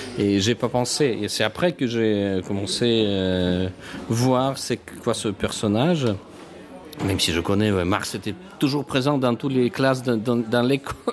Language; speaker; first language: French; non-native, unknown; Russian